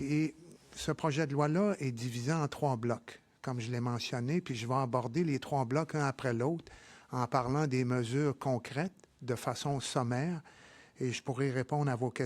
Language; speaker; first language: French; native; French